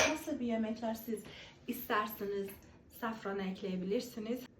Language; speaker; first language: Turkish; non-native, learner; Persian